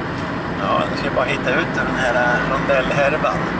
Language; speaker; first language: Swedish; native; Swedish